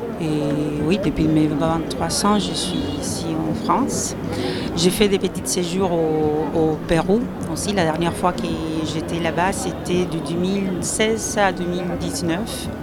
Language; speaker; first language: French; non-native, fluent; Spanish